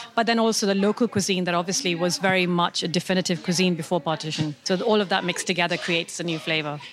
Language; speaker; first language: English; non-native, local second language; Urdu